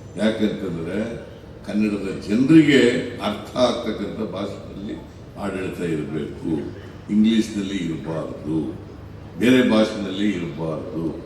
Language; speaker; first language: Kannada; native; Kannada